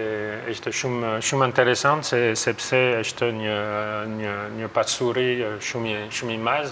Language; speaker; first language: Albanian; non-native, learner; French